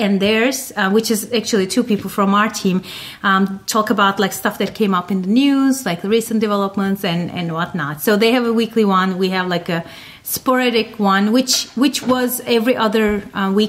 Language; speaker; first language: English; non-native, fluent; Turkish